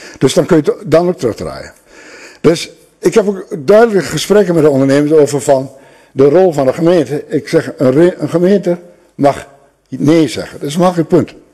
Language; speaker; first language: Dutch; native; Dutch